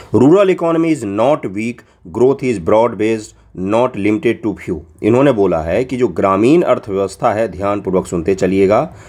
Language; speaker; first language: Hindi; non-native, local second language; Maithili